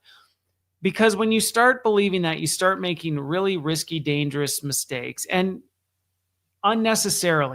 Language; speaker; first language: English; native; English